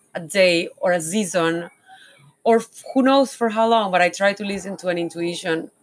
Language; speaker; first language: English; non-native, fluent; Spanish